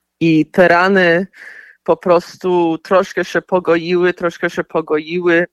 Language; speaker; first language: Polish; early bilingual, heritage; Polish